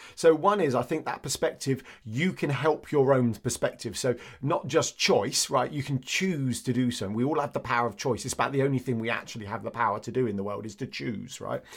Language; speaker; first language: English; native; English